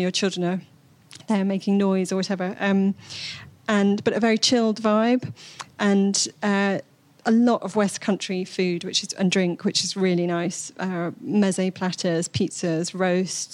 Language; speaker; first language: English; native; English